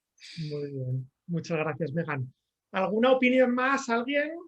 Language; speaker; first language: Spanish; native; Spanish